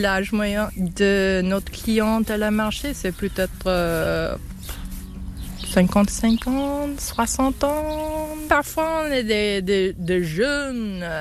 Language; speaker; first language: French; non-native, learner; English